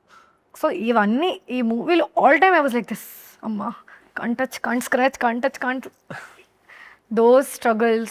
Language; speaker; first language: Telugu; non-native, learner; Hindi